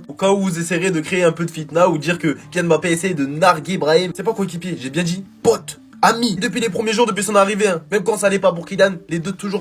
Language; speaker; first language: French; native; French